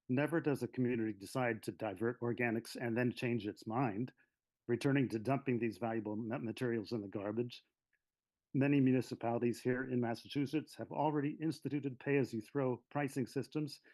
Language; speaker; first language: English; native; English